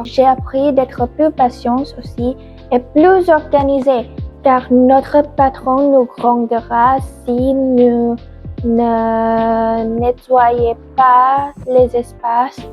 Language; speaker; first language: French; non-native, learner; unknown